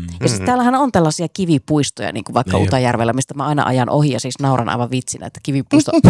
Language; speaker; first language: Finnish; native; Finnish